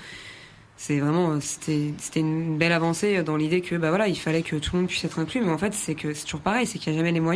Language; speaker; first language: French; native; French